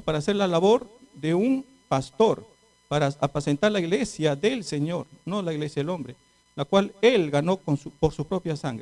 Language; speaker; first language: Spanish; native; Spanish